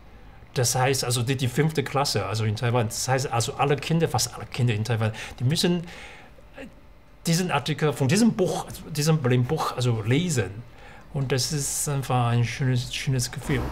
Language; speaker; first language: German; non-native, fluent; Chinese